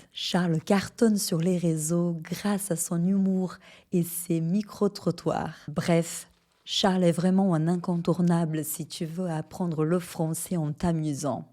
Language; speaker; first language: French; non-native, fluent; Portuguese